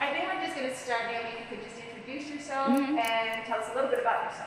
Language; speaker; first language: English; native; English